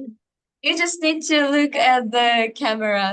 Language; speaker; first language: English; non-native, fluent; Uzbek